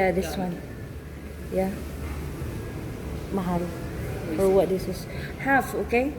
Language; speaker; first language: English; non-native, learner; Filipino